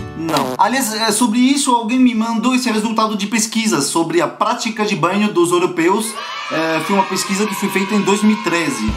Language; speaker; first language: Portuguese; non-native, fluent; French